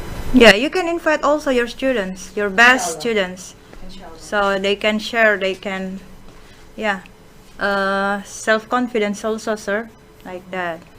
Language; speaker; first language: English; non-native, fluent; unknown